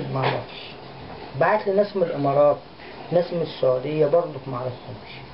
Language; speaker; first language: Arabic; native; Arabic